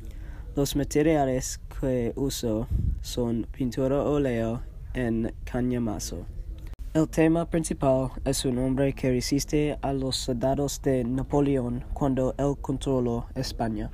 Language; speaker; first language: Spanish; non-native, learner; English